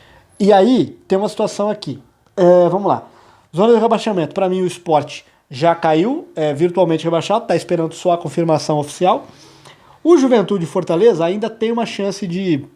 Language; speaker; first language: Portuguese; native; Portuguese